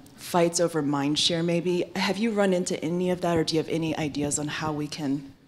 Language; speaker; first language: English; native; English